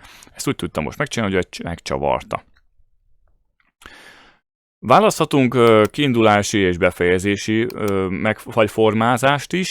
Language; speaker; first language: Hungarian; native; Hungarian